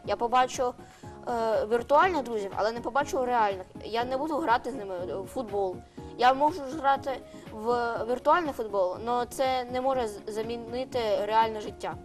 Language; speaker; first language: Ukrainian; non-native, local second language; Russian